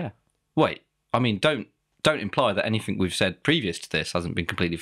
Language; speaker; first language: English; native; English